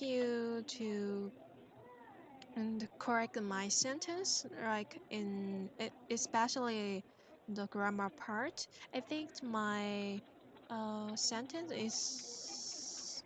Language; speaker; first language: English; non-native, learner; Korean